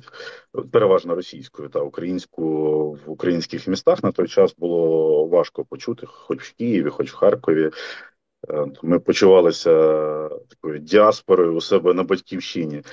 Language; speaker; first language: Ukrainian; native; Ukrainian